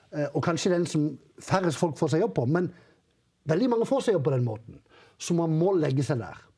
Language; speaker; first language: Norwegian; native; Norwegian